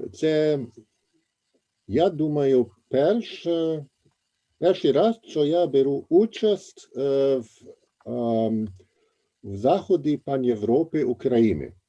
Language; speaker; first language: Ukrainian; non-native, fluent; German